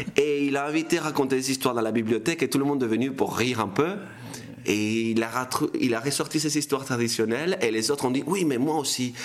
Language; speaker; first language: French; non-native, fluent; Spanish